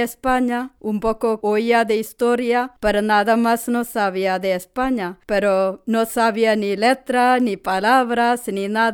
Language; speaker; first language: Spanish; non-native, learner; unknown